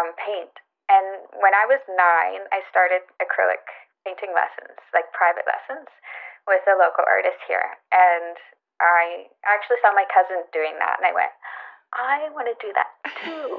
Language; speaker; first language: English; native; English